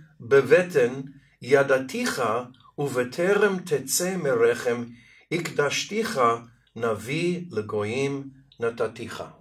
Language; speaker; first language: Hebrew; non-native, fluent; Russian